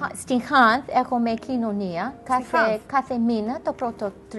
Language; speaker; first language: Greek; non-native, learner; English